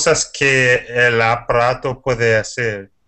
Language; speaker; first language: Spanish; non-native, learner; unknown